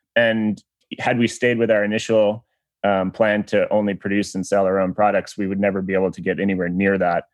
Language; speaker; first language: English; native; English